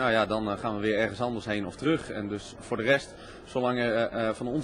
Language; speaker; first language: Dutch; native; Dutch